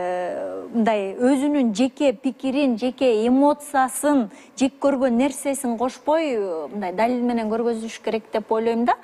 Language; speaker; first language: Kyrgyz; native; Kyrgyz